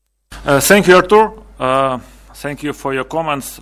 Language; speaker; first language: English; non-native, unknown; Ukrainian